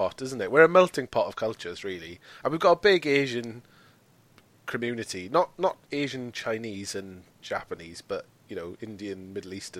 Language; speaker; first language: English; native; English